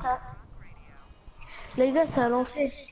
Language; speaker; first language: French; native; French